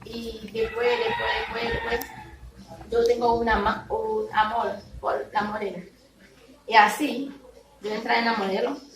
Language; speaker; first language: Spanish; non-native, learner; Haitian Creole